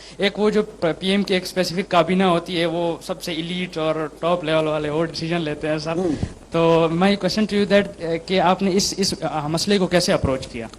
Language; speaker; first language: Urdu; non-native, local second language; Pashto